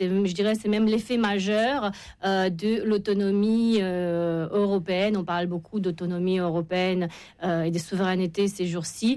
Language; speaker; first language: French; non-native, fluent; Romanian